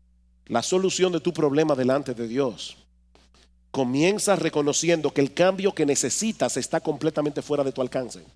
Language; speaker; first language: Spanish; native; Spanish